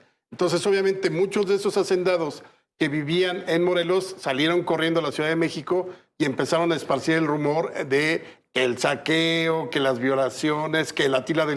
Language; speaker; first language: Spanish; native; Spanish